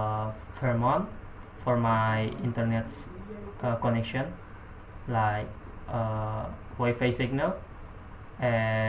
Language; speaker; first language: English; non-native, learner; Indonesian